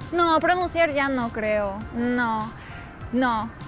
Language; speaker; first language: Spanish; non-native, fluent; Polish